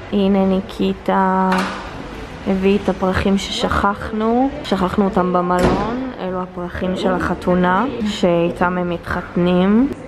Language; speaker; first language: Hebrew; native; Hebrew